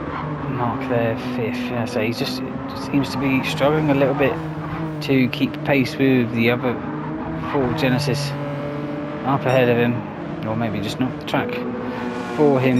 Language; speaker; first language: English; native; English